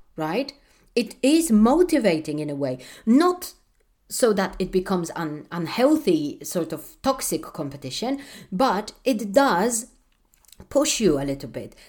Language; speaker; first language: English; non-native, fluent; Polish